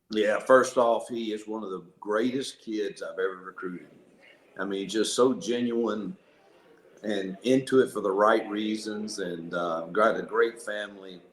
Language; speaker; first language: English; native; English